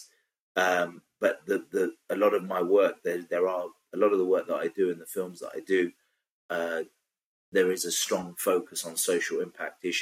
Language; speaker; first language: English; native; English